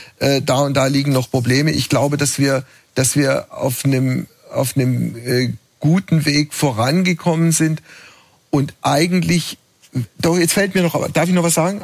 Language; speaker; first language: German; native; German